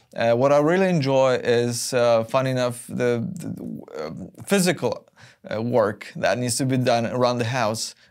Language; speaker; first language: English; non-native, fluent; Polish